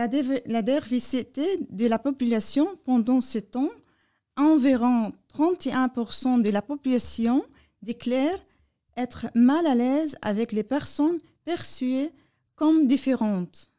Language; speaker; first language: French; non-native, learner; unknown